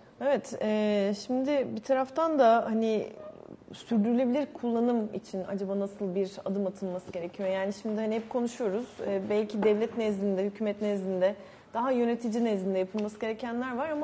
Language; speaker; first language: Turkish; native; Turkish